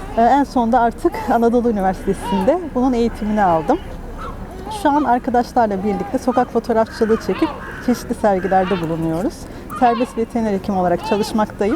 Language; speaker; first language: Turkish; native; Turkish